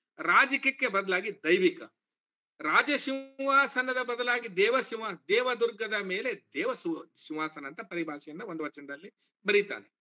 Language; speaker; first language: Kannada; native; Kannada